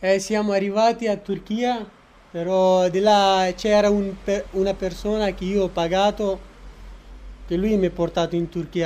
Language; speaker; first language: Italian; non-native, learner; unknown